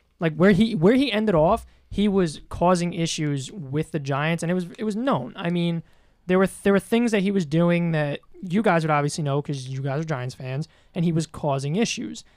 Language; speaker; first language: English; native; English